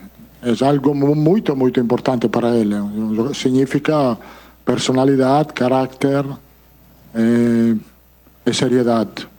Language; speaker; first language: Portuguese; non-native, fluent; Italian